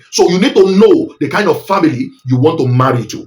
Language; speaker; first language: English; non-native, local second language; Yoruba